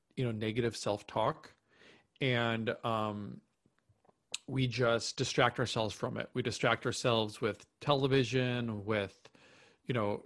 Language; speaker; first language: English; native; English